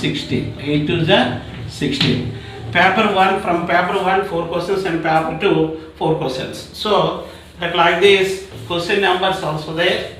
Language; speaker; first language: English; non-native, local second language; Telugu